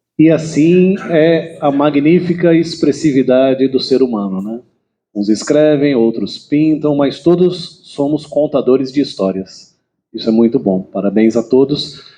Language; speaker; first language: Portuguese; native; Portuguese